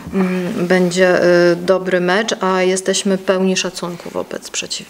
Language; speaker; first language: Polish; native; Polish